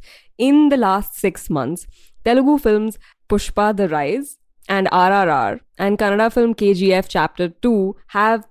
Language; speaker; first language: English; non-native, local second language; Hindi